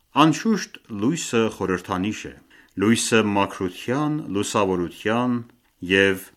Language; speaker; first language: Armenian; early bilingual, heritage; Armenian